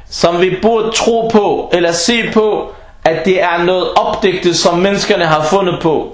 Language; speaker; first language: Danish; early bilingual, other home language; Arabic